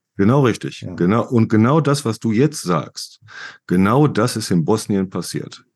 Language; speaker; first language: German; native; German